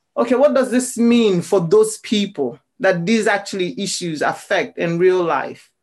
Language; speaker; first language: English; non-native, local second language; Igbo